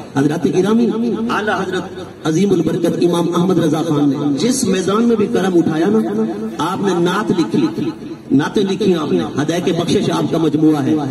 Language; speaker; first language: Urdu; native; Urdu